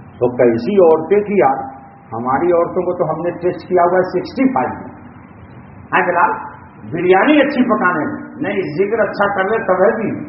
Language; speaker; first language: Urdu; native; Urdu